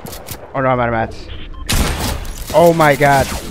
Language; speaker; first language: English; native; English